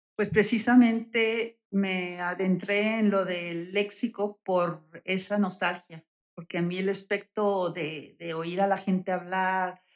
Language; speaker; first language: Spanish; native; Spanish